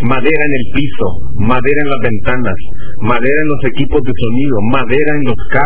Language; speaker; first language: Spanish; native; Spanish